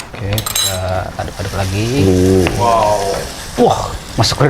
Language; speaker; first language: Indonesian; native; Indonesian